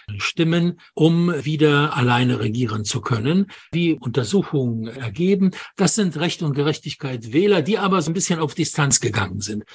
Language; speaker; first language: German; non-native, fluent; Polish